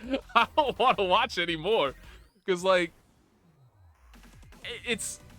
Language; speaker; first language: English; native; English